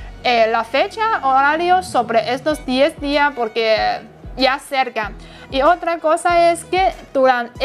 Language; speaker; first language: Spanish; non-native, learner; Chinese